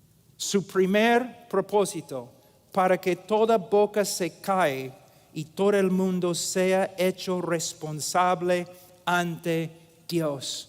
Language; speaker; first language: Spanish; non-native, fluent; English